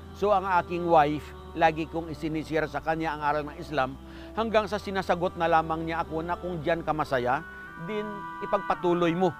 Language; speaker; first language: Filipino; non-native, local second language; Hiligaynon